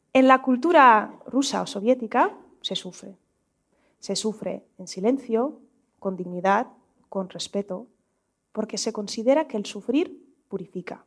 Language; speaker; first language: Spanish; non-native, fluent; Russian